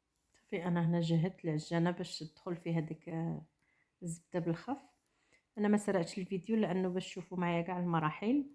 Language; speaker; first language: Arabic; native; Arabic